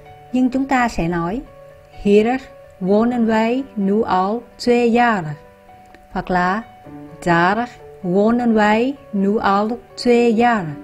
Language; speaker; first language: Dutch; non-native, fluent; Vietnamese